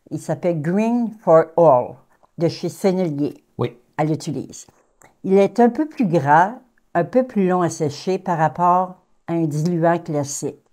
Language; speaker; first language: French; native; French